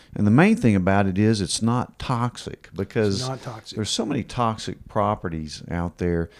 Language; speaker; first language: English; native; English